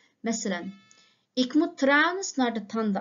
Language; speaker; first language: Dutch; non-native, fluent; Uyghur